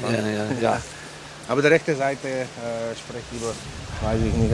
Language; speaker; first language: German; non-native, learner; Slovak